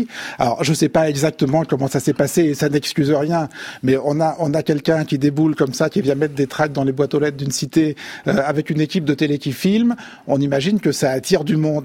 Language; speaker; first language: French; native; French